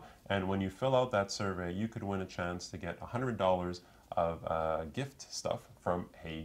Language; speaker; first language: English; native; English